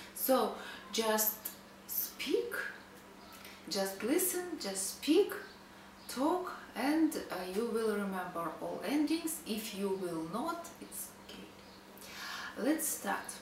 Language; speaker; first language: English; non-native, fluent; Russian